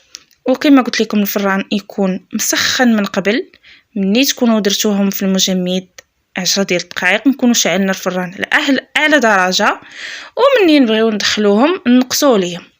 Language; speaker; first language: Arabic; native; Arabic